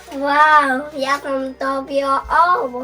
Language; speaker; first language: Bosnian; early bilingual, heritage; Serbian